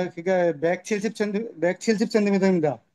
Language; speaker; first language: Korean; non-native, learner; Bangla